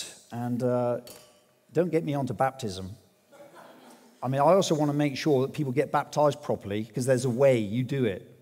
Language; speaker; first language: English; native; English